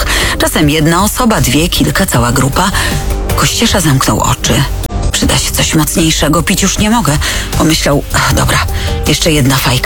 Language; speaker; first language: Polish; native; Polish